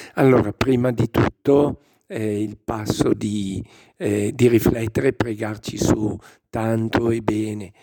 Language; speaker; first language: Italian; native; Italian